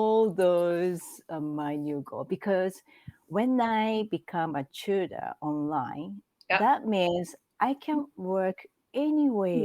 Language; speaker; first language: English; non-native, learner; Japanese